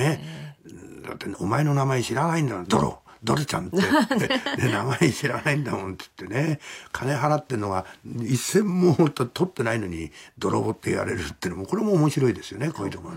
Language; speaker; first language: Japanese; native; Japanese